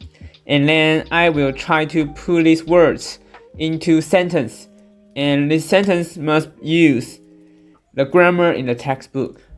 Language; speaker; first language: English; non-native, fluent; Chinese